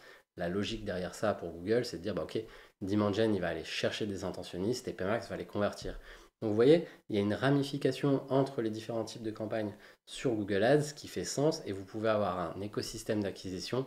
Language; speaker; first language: French; native; French